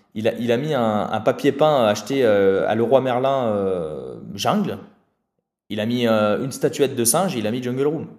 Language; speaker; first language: French; native; French